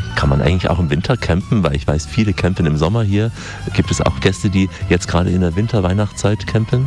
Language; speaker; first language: German; native; German